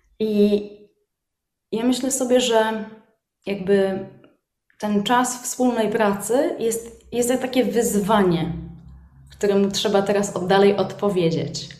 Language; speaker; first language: Polish; native; Polish